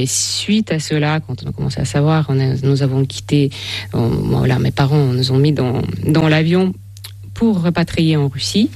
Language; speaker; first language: French; non-native, fluent; Russian